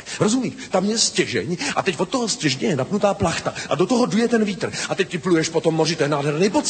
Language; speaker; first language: Czech; native; Czech